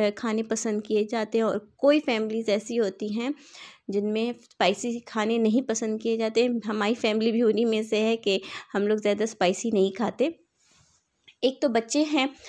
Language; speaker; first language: Urdu; native; Urdu